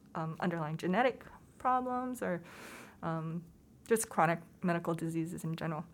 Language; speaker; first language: English; native; English